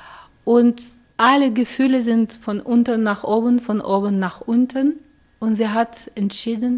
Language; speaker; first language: German; non-native, fluent; Russian